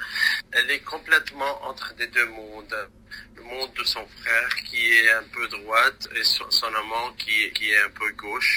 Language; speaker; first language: French; non-native, local second language; Arabic